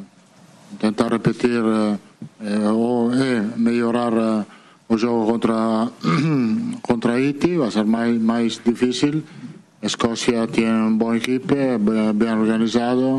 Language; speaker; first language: Portuguese; non-native, fluent; Italian